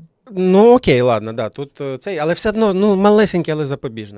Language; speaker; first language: Ukrainian; native; Ukrainian